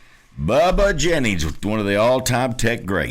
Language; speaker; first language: English; native; English